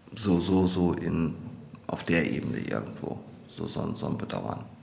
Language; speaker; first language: German; native; German